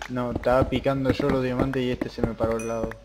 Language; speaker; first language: Spanish; native; Spanish